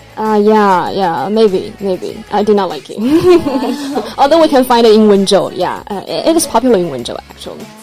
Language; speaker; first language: English; non-native, fluent; Chinese